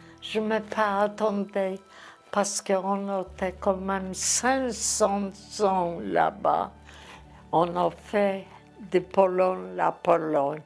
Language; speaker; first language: French; non-native, learner; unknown